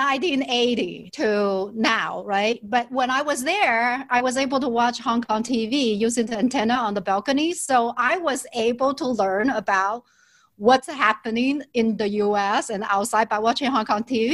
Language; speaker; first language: English; non-native, fluent; Chinese